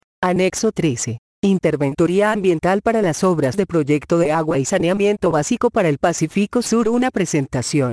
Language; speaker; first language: Spanish; native; Spanish